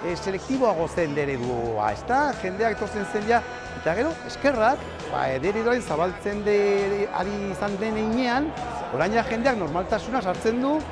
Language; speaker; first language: Basque; non-native, local second language; Spanish